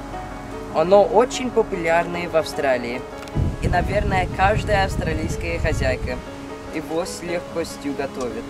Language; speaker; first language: Russian; early bilingual, heritage; Russian